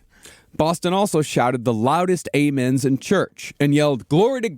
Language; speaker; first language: English; native; English